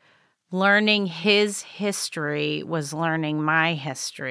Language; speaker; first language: English; native; English